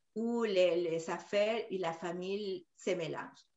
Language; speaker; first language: French; non-native, fluent; Spanish